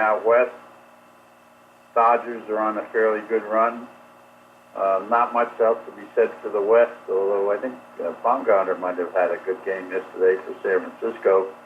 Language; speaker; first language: English; native; English